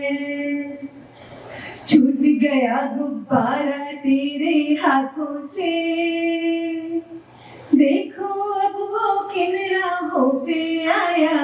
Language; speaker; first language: Hindi; native; Hindi